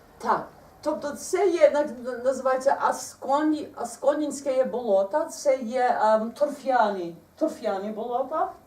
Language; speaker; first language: Ukrainian; early bilingual, heritage; Ukrainian